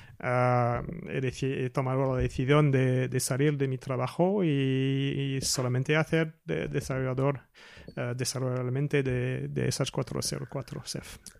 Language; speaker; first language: Spanish; non-native, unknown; French